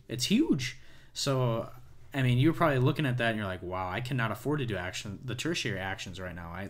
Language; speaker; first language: English; native; English